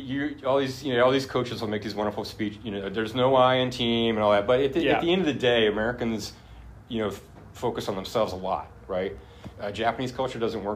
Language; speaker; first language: English; native; English